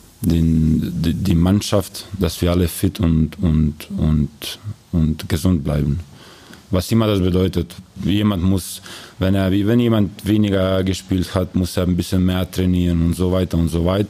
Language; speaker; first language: German; non-native, learner; Croatian